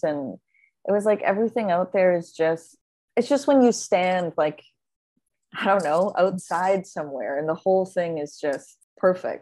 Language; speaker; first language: English; native; English